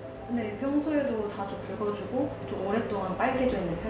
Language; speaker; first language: Korean; native; Korean